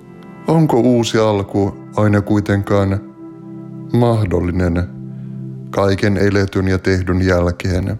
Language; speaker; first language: Finnish; native; Finnish